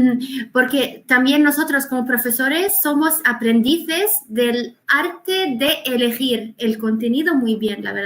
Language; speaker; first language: Spanish; non-native, fluent; Arabic